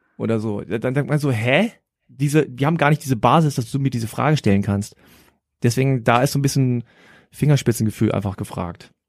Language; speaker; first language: German; native; German